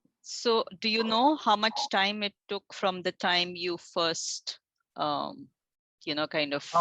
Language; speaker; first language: English; non-native, local second language; Hindi